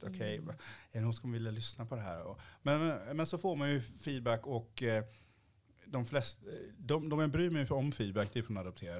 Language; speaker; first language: Swedish; early bilingual, other home language; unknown